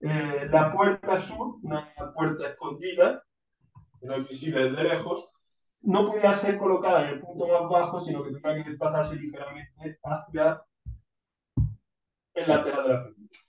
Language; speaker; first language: Spanish; native; Spanish